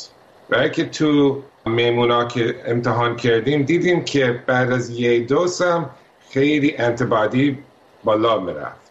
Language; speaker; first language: Persian; early bilingual, heritage; Persian